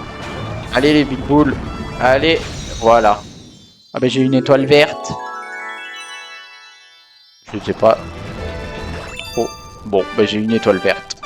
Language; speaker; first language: French; native; French